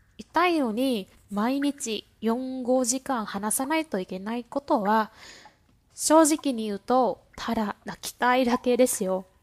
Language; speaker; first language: Japanese; non-native, fluent; Vietnamese